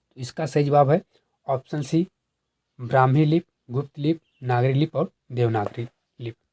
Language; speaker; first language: Hindi; native; Hindi